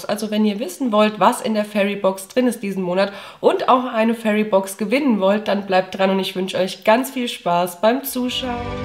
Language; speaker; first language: German; native; German